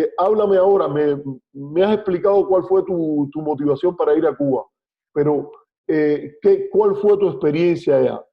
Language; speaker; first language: Spanish; native; Spanish